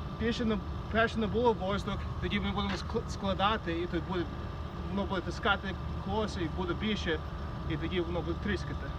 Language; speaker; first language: Ukrainian; early bilingual, heritage; Ukrainian